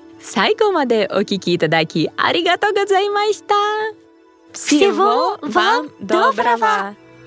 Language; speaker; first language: Japanese; non-native, fluent; Russian